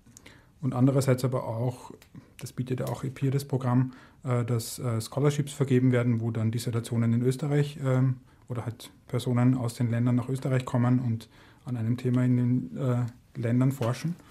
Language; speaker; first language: German; native; German